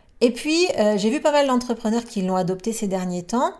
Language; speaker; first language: French; native; French